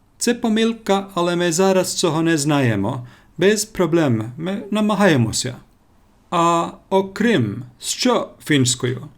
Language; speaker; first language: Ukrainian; non-native, learner; Finnish